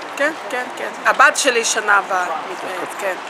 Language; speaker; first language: Hebrew; non-native, fluent; Portuguese